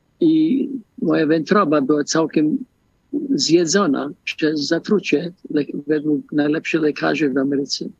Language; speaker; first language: Polish; early bilingual, heritage; Polish